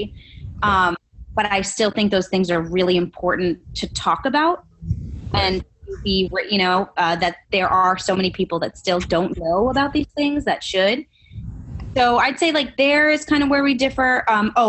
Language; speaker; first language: English; native; English